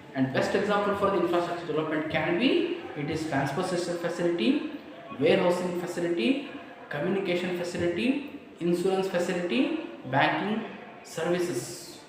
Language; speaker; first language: English; non-native, local second language; Kannada